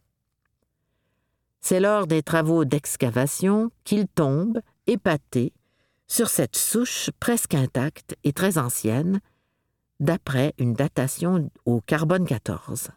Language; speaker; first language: French; native; French